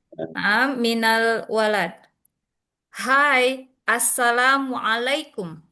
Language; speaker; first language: Arabic; non-native, learner; Indonesian